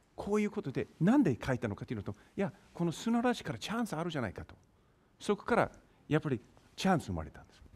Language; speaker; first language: Japanese; non-native, fluent; English